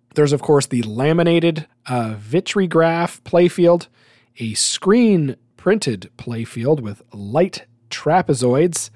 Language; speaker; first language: English; native; English